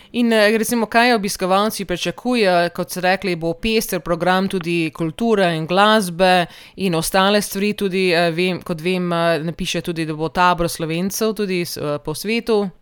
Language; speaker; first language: Slovenian; early bilingual, heritage; Slovenian